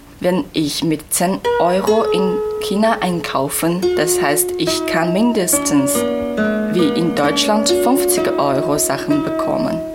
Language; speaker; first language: German; non-native, learner; Chinese